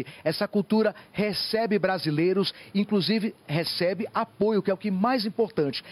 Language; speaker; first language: Portuguese; native; Portuguese